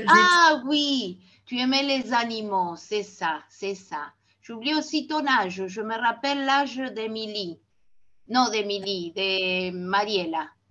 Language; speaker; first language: French; non-native, fluent; Spanish